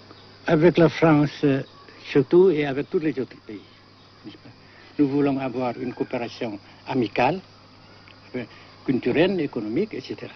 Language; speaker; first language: French; non-native, local second language; Vietnamese